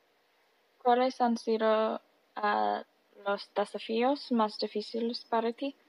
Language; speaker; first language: Spanish; early bilingual, heritage; Spanish